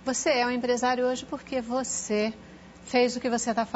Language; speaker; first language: Portuguese; native; Portuguese